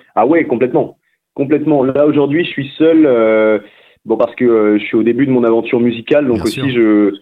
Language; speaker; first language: French; native; French